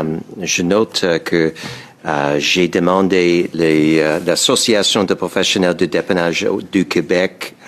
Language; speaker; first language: French; non-native, learner; English